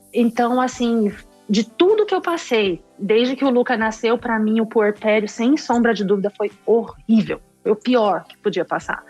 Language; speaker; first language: Portuguese; native; Portuguese